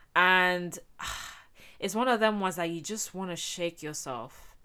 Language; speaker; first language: English; early bilingual, heritage; Spanish